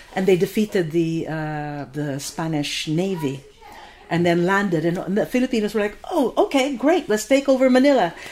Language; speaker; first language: English; non-native, local second language; Filipino